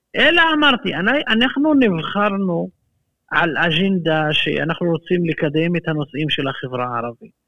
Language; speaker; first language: Hebrew; non-native, local second language; Arabic